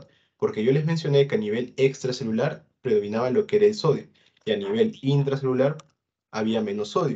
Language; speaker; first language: Spanish; native; Spanish